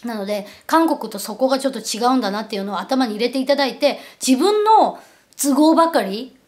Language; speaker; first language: Japanese; non-native, fluent; Korean